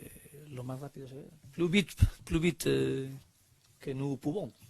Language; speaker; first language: French; non-native, learner; Spanish